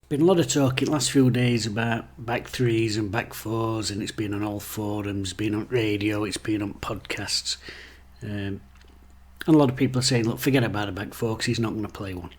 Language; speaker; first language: English; native; English